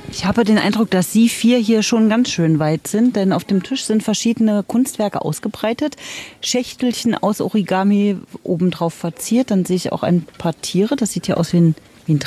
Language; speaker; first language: German; native; German